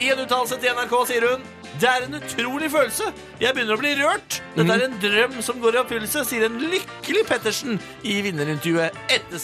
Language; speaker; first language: Norwegian; native; Norwegian